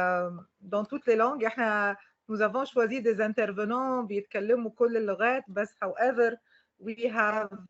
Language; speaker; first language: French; non-native, fluent; Arabic